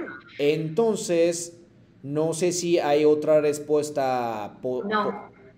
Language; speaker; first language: Spanish; non-native, fluent; Japanese